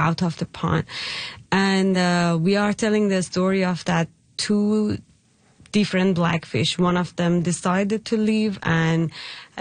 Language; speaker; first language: English; non-native, learner; Persian